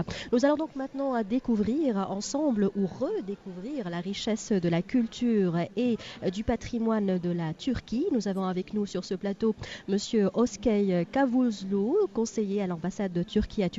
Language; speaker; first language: French; non-native, local second language; Arabic